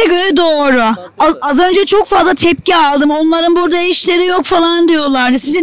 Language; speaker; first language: Turkish; native; Turkish